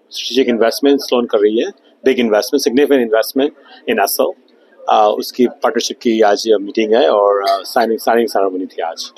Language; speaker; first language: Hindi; non-native, local second language; Gujarati